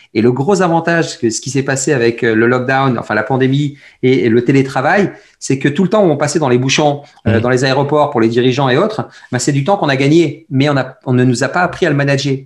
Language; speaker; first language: French; early bilingual, other home language; Arabic